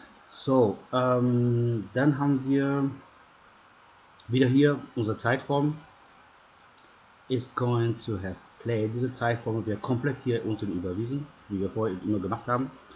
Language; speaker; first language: German; native; German